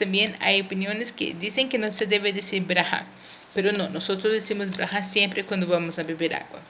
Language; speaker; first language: Spanish; non-native, fluent; Portuguese